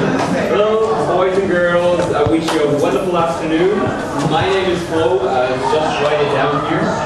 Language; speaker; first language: English; non-native, fluent; German